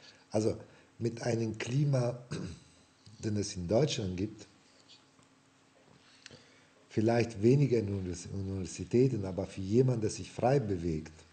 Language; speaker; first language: German; non-native, fluent; Italian